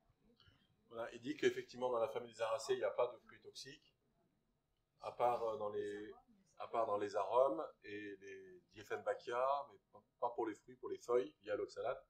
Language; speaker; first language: French; native; French